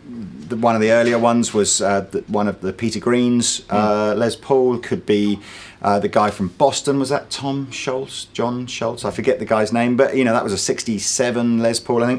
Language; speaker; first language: English; native; English